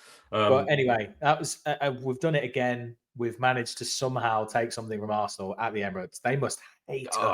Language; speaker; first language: English; native; English